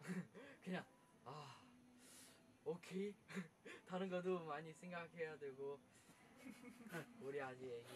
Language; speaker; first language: Korean; non-native, learner; Chinese